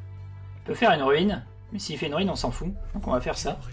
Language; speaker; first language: French; native; French